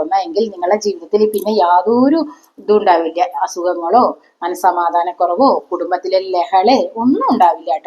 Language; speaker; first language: Malayalam; native; Malayalam